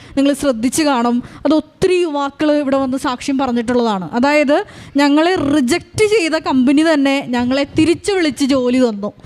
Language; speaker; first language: Malayalam; native; Malayalam